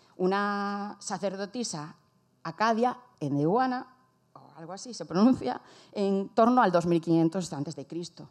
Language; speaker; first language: Spanish; native; Spanish